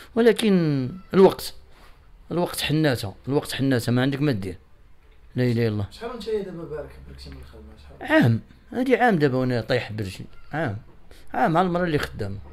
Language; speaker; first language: Arabic; native; Arabic